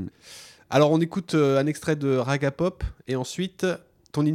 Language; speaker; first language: French; native; French